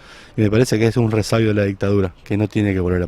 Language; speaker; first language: Spanish; native; Spanish